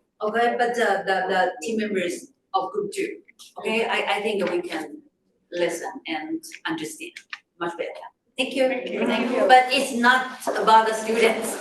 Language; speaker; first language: English; non-native, fluent; Chinese